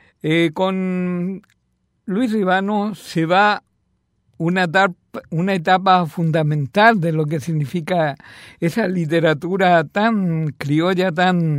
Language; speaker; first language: Spanish; native; Spanish